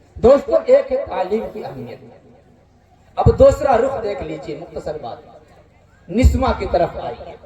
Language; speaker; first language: Urdu; native; Urdu